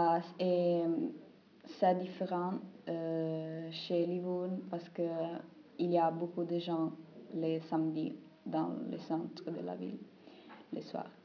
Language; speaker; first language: French; non-native, learner; Italian